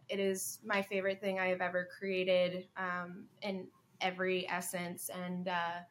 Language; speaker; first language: English; native; English